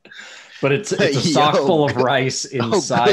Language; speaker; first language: English; native; English